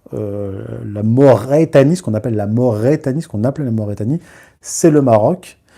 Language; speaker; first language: French; early bilingual, other home language; Berber languages